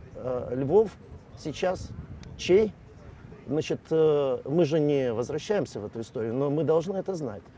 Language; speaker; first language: Russian; native; Russian